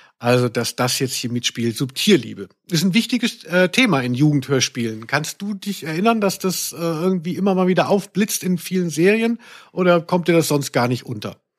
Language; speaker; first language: German; native; German